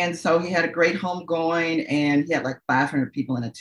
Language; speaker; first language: English; native; English